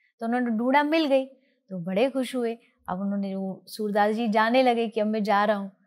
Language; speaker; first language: Hindi; native; Hindi